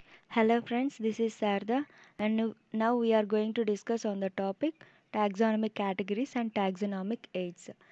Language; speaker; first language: English; non-native, local second language; Telugu